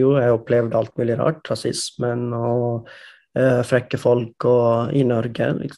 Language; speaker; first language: Norwegian; non-native, fluent; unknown